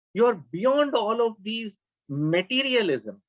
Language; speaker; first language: English; non-native, local second language; Kannada